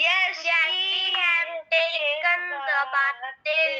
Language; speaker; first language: English; non-native, learner; Hindi